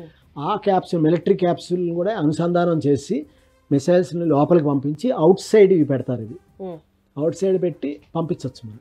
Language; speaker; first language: Telugu; native; Telugu